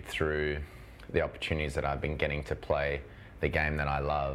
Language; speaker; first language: English; native; English